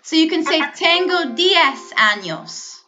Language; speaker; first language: Spanish; non-native, learner; English